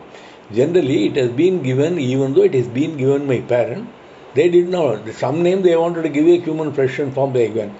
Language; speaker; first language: English; non-native, local second language; Tamil